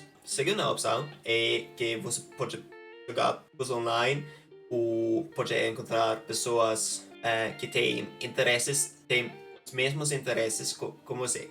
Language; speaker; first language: Portuguese; non-native, fluent; Norwegian